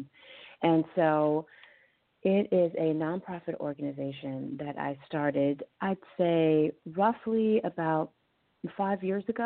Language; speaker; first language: English; native; English